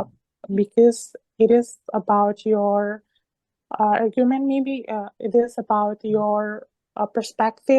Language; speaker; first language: English; non-native, learner; Indonesian